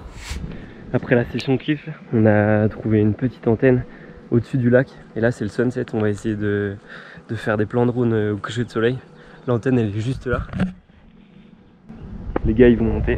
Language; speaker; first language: French; native; French